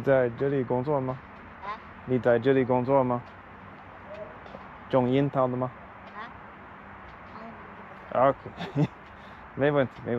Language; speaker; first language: Chinese; non-native, learner; English